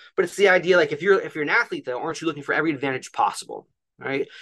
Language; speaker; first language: English; native; English